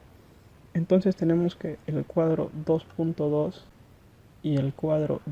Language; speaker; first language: Spanish; native; Spanish